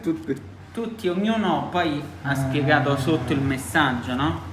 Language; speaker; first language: Italian; native; Italian